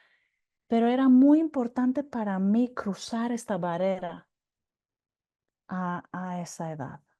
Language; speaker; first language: Spanish; non-native, fluent; Greek